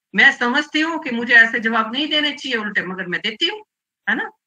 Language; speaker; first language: Hindi; non-native, local second language; Gujarati